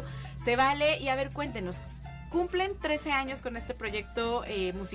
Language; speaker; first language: Spanish; native; Spanish